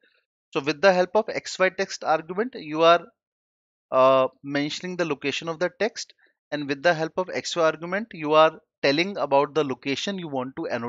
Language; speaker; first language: English; non-native, local second language; Hindi